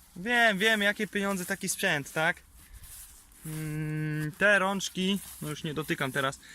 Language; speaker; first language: Polish; native; Polish